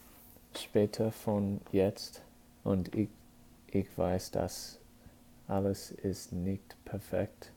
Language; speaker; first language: German; non-native, learner; English